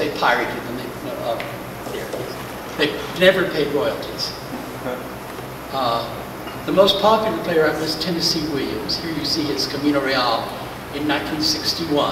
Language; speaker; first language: English; native; English